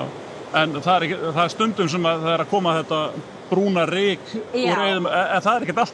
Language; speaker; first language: Icelandic; native; Icelandic